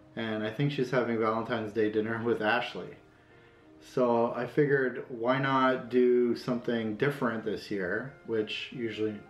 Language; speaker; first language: English; native; English